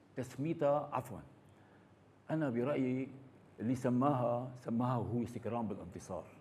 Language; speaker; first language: Arabic; native; Arabic